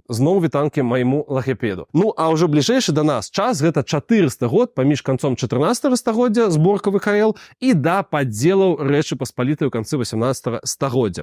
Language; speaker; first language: Belarusian; non-native, local second language; Russian